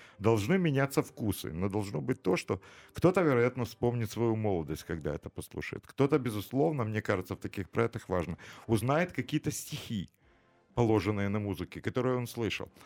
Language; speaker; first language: Russian; native; Russian